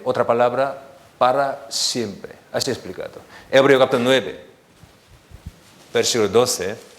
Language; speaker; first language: Spanish; non-native, learner; Korean